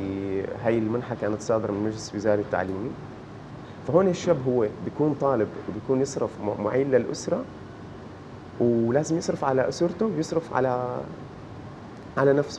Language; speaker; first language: Arabic; native; Arabic